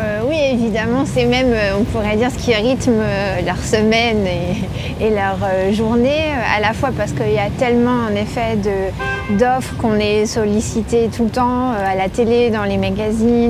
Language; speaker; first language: French; native; French